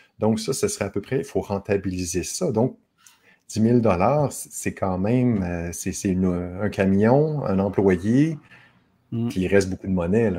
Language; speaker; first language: French; native; French